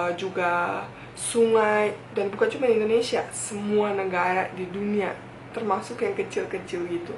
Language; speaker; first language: Indonesian; non-native, fluent; Bosnian